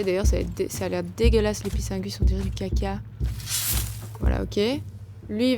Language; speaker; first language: French; native; French